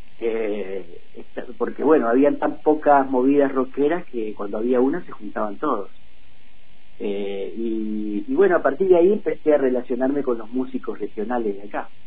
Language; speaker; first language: Spanish; native; Spanish